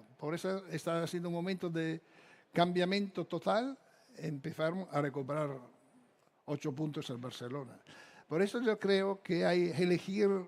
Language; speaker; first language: Spanish; non-native, fluent; Italian